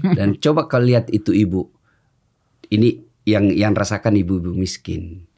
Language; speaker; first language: Indonesian; non-native, local second language; Buginese